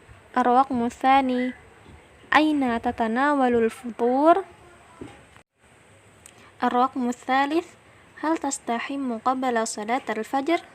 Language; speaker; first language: Arabic; non-native, learner; Indonesian